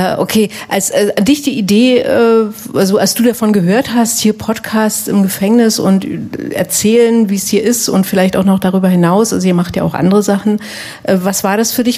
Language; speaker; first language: German; native; German